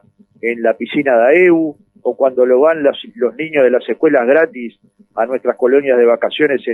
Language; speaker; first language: Spanish; native; Spanish